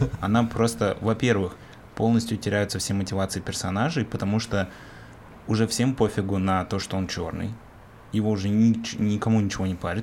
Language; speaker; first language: Russian; native; Russian